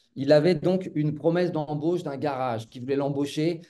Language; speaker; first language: French; native; French